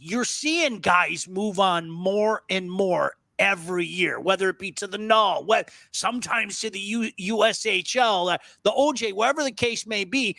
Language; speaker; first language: English; native; English